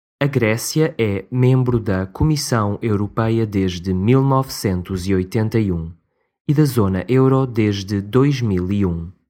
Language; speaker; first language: Portuguese; native; Portuguese